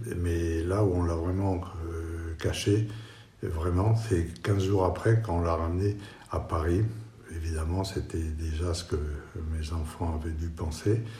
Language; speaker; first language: French; non-native, fluent; Spanish